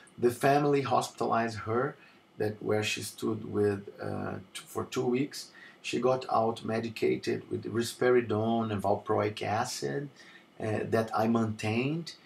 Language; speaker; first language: English; non-native, fluent; Portuguese